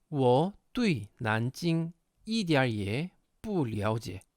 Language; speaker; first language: Chinese; non-native, fluent; Korean